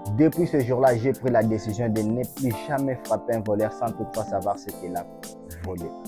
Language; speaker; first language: French; non-native, local second language; Swahili